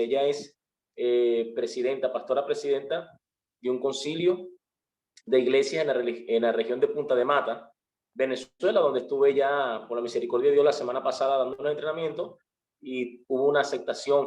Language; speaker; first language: Spanish; native; Spanish